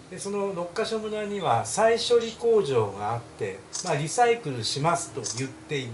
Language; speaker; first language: Japanese; native; Japanese